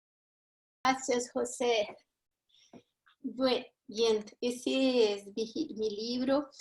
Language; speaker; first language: Spanish; non-native, fluent; Portuguese